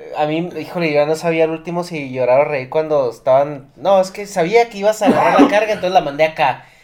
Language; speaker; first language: Spanish; native; Spanish